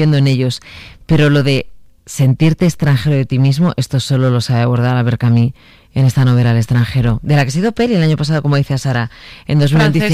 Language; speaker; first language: Spanish; native; Spanish